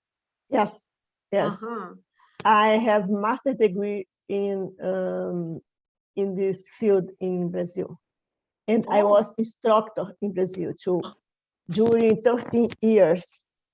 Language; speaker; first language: English; non-native, learner; Portuguese